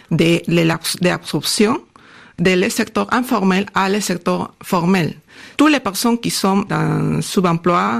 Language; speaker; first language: French; non-native, learner; Spanish